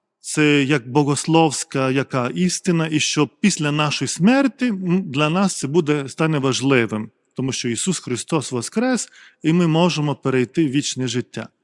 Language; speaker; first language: Ukrainian; non-native, fluent; Lithuanian